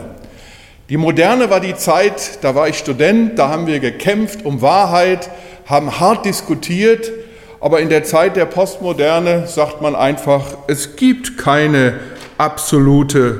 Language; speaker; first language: German; native; German